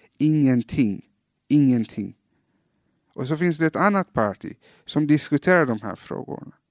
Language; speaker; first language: Swedish; early bilingual, other home language; Persian